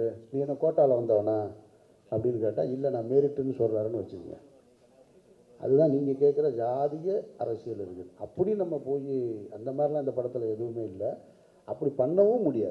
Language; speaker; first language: Tamil; native; Tamil